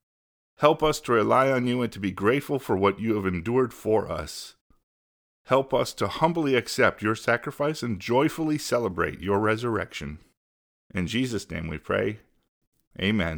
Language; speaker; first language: English; native; English